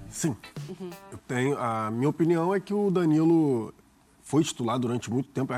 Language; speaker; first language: Portuguese; native; Portuguese